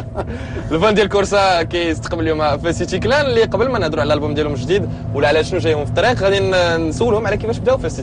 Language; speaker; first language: Arabic; native; Arabic